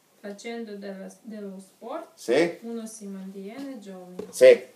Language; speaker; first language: Italian; non-native, learner; Russian